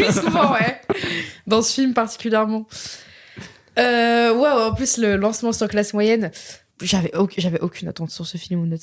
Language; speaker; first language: French; native; French